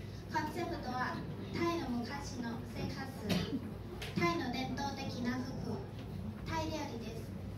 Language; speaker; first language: Japanese; non-native, learner; Thai